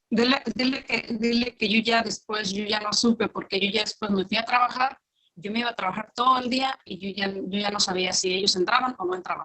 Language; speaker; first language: Spanish; native; Spanish